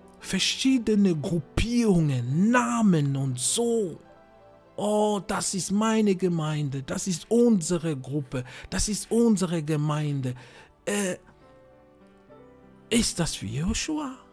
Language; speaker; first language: German; non-native, fluent; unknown